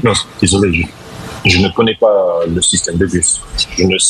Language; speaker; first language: French; non-native, fluent; English